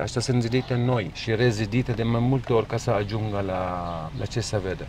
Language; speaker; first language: Romanian; non-native, fluent; Arabic